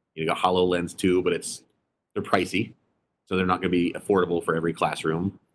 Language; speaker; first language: English; native; English